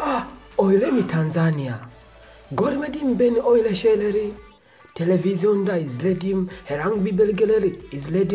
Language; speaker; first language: Turkish; non-native, learner; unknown